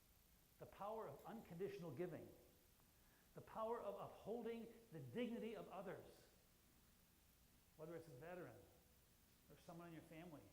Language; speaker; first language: English; native; English